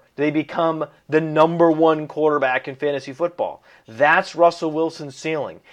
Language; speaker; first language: English; early bilingual, other home language; Italian